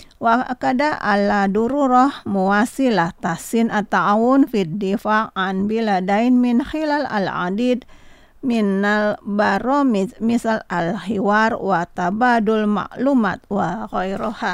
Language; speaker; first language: Arabic; non-native, fluent; Indonesian